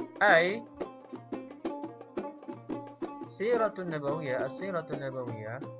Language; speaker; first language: Arabic; non-native, fluent; Indonesian